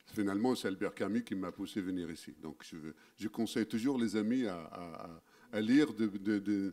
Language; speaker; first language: French; non-native, fluent; Arabic